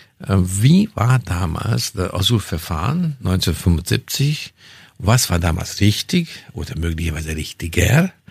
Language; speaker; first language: German; non-native, fluent; Hungarian